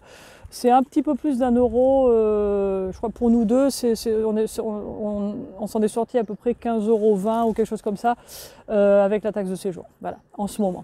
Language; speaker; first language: French; native; French